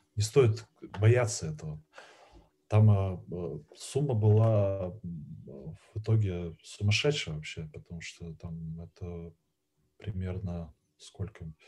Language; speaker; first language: Russian; native; Russian